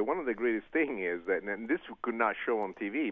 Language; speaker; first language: English; non-native, fluent; Italian